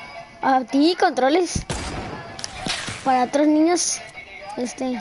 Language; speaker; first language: Spanish; native; Spanish